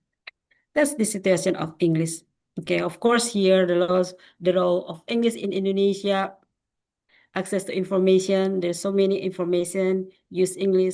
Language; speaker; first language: English; non-native, fluent; Indonesian